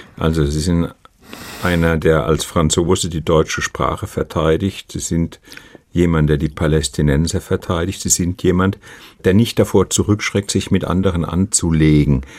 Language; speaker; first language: German; native; German